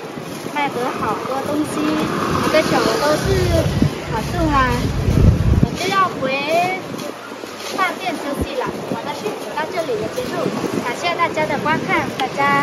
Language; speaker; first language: Chinese; non-native, learner; Vietnamese